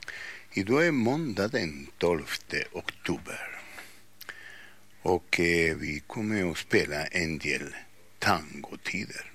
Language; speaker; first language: Swedish; non-native, fluent; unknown